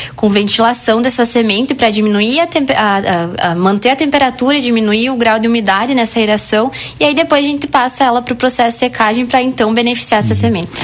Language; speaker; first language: Portuguese; native; Portuguese